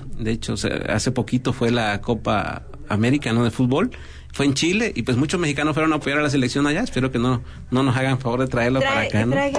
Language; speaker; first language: Spanish; native; Spanish